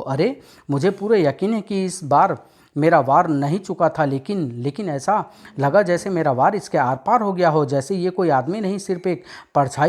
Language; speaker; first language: Hindi; native; Hindi